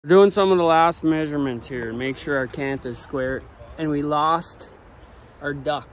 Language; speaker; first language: English; native; English